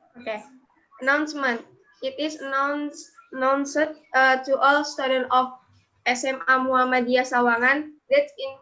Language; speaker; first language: English; non-native, learner; Indonesian